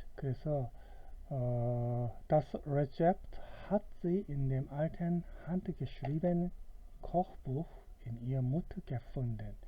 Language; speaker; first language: German; non-native, fluent; Korean